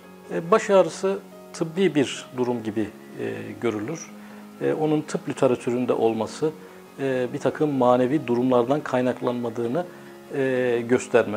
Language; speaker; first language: Turkish; native; Turkish